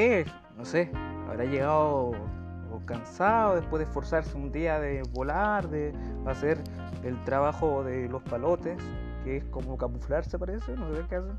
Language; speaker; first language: Spanish; native; Spanish